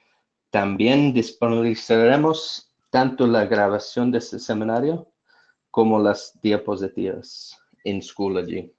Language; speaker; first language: Spanish; non-native, fluent; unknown